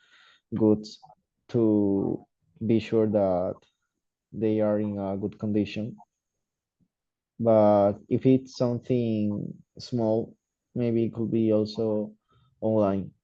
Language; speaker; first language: English; non-native, learner; Spanish